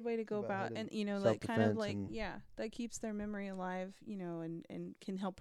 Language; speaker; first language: English; native; English